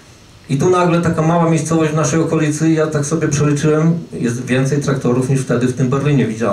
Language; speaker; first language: Polish; native; Polish